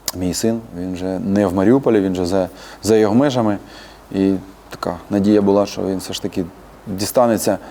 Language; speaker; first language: Ukrainian; native; Ukrainian